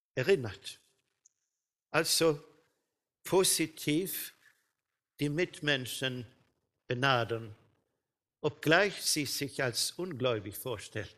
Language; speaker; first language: German; non-native, fluent; Swedish